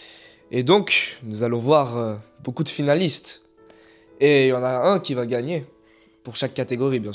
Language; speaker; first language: French; native; French